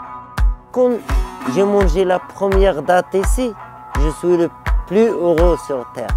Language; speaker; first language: French; non-native, learner; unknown